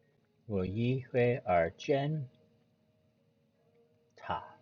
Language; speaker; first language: Chinese; non-native, learner; English